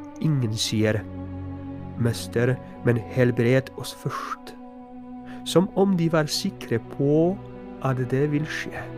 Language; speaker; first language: Norwegian; non-native, fluent; Polish